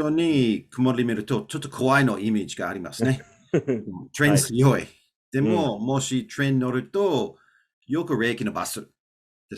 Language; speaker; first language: Japanese; non-native, learner; English